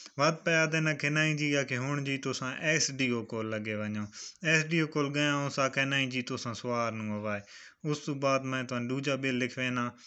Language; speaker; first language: Punjabi; non-native, local second language; Saraiki